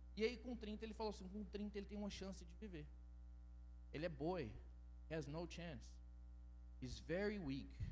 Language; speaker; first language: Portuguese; early bilingual, heritage; Portuguese